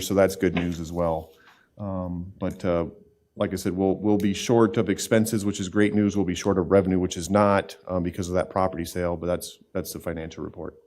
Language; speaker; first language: English; native; English